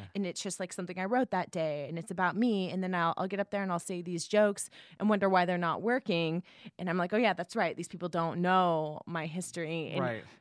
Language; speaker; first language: English; native; English